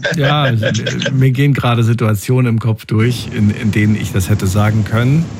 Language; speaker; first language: German; native; German